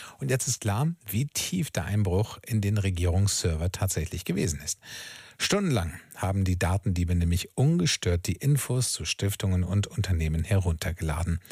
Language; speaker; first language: German; native; German